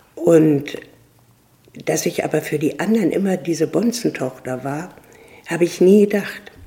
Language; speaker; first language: German; native; German